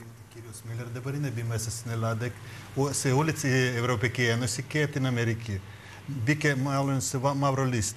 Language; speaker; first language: Greek; non-native, learner; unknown